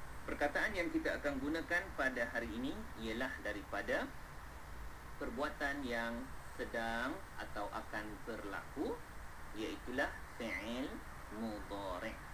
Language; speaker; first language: Malay; native; Malay